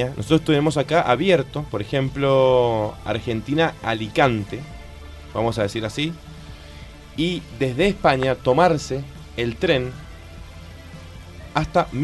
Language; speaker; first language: Spanish; native; Spanish